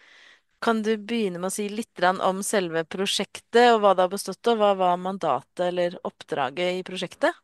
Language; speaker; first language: Norwegian; native; Norwegian